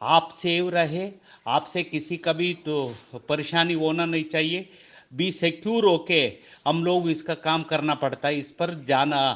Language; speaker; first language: Hindi; non-native, local second language; Kannada